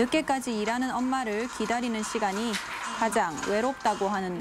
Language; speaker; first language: Korean; native; Korean